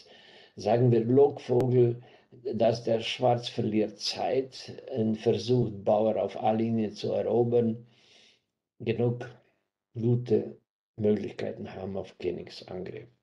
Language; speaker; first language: German; non-native, fluent; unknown